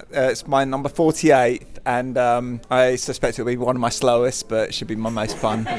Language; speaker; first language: English; non-native, fluent; Dutch